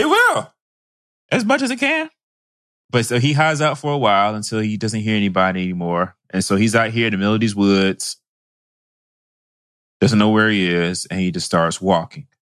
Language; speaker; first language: English; native; English